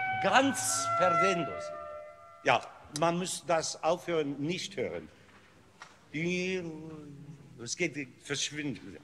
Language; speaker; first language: German; non-native, fluent; English